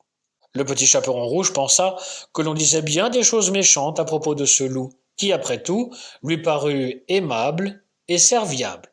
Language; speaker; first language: French; native; French